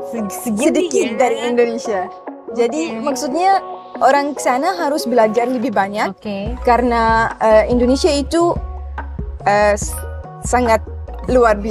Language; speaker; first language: Indonesian; non-native, learner; Arabic